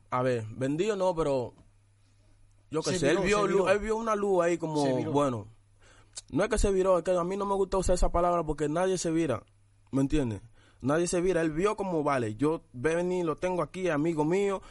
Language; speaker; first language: Spanish; early bilingual, other home language; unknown